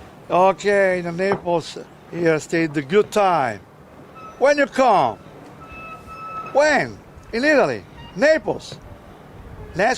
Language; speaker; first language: English; non-native, learner; Italian